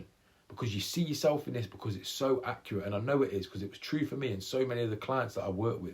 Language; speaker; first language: English; native; English